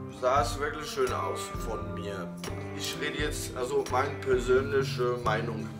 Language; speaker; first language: German; non-native, fluent; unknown